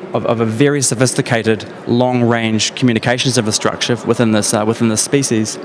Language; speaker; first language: English; native; English